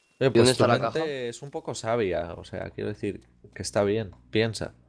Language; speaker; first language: Spanish; native; Spanish